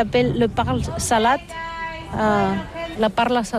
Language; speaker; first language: French; non-native, learner; Catalan